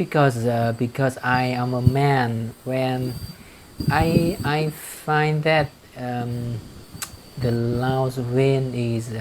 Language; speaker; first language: English; non-native, fluent; Vietnamese